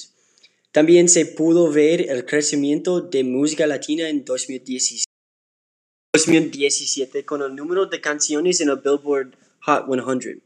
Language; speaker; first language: Spanish; non-native, learner; English